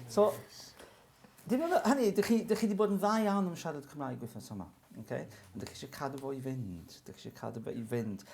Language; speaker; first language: Welsh; native; Welsh